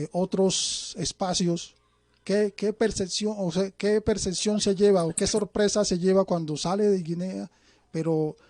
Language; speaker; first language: Spanish; native; Spanish